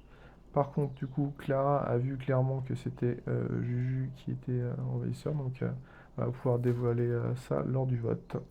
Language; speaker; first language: French; native; French